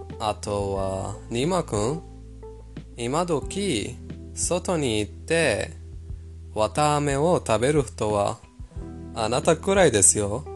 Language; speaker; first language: Japanese; non-native, fluent; Persian